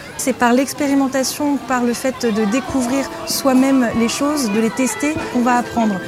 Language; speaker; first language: French; native; French